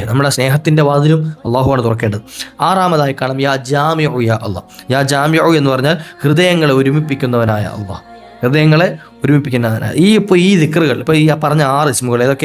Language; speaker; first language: Malayalam; native; Malayalam